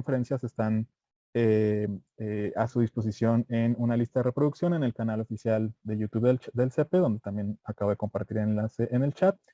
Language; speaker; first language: Spanish; native; Spanish